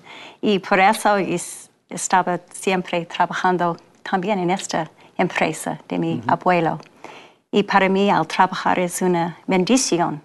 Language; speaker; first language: Spanish; non-native, fluent; English